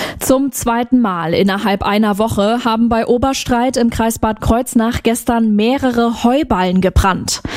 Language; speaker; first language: German; native; German